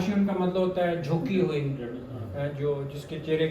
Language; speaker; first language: Urdu; native; Urdu